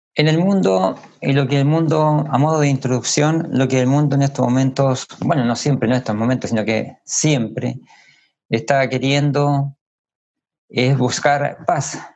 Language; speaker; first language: Spanish; native; Spanish